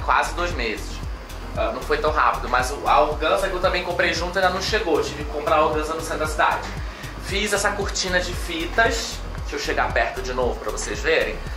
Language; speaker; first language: Portuguese; native; Portuguese